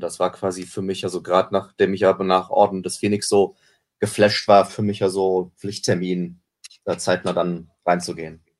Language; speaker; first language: German; native; German